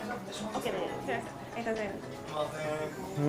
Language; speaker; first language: Japanese; non-native, fluent; French